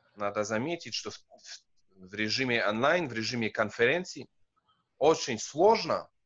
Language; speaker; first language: Russian; non-native, fluent; Polish